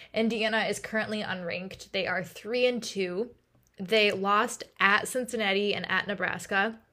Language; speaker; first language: English; native; English